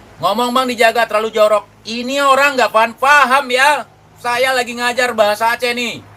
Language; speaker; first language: Indonesian; non-native, local second language; Achinese